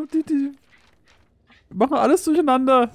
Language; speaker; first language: German; native; German